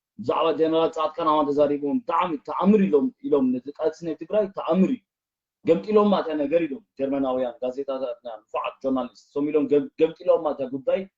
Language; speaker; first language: Tigrinya; early bilingual, heritage; Tigrinya